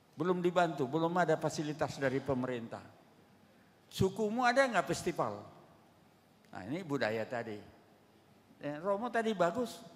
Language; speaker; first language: Indonesian; non-native, local second language; Batak Toba